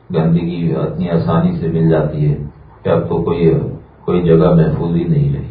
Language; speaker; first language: Urdu; native; Urdu